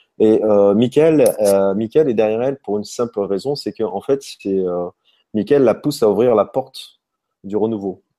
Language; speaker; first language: French; native; French